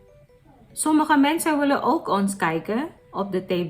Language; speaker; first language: Dutch; non-native, learner; Cebuano